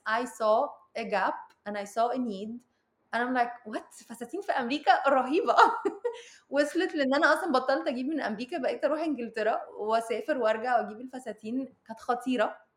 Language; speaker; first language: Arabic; early bilingual, heritage; Arabic